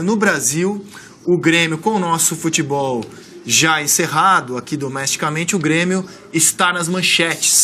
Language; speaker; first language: Portuguese; native; Portuguese